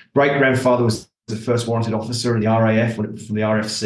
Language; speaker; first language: English; native; English